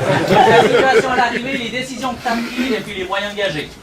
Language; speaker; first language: French; native; French